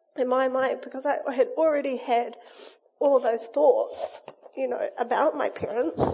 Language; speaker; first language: English; native; English